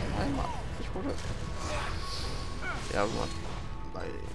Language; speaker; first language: German; native; German